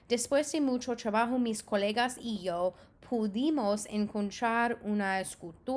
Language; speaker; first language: Spanish; non-native, fluent; English